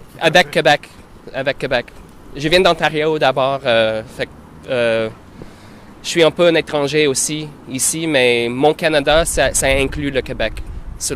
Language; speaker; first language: French; non-native, local second language; English